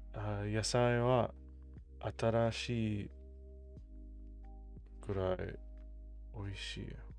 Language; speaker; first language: Japanese; non-native, learner; English